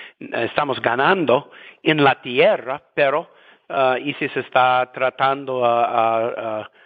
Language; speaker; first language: Spanish; non-native, fluent; English